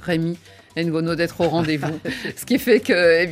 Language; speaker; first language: French; native; French